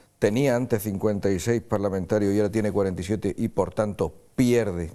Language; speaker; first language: Spanish; native; Spanish